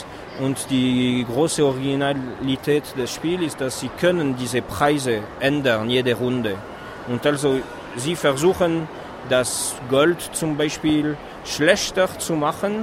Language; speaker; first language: German; non-native, fluent; French